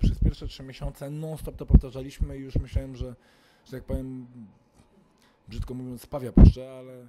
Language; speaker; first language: Polish; native; Polish